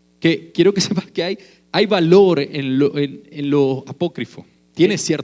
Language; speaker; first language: Spanish; native; Spanish